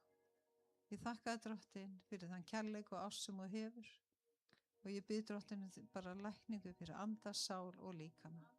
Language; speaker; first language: Icelandic; native; Icelandic